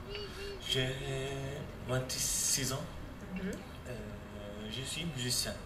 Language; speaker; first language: French; non-native, learner; Turkish